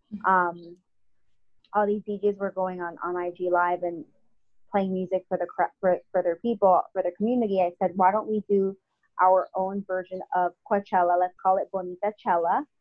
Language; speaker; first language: English; native; English